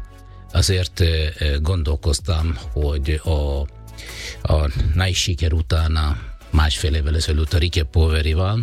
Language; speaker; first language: Hungarian; non-native, learner; Italian